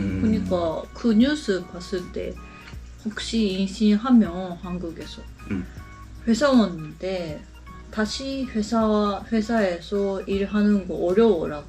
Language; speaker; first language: Korean; non-native, learner; Japanese